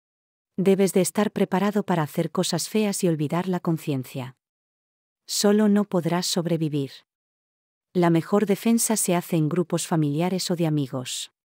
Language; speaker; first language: Spanish; native; Spanish